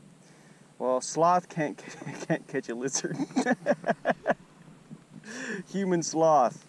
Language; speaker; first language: English; native; English